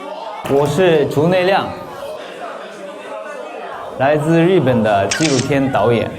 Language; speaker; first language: Chinese; non-native, fluent; Japanese